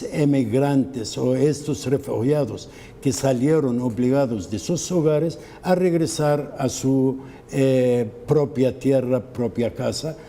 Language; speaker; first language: Spanish; non-native, fluent; Arabic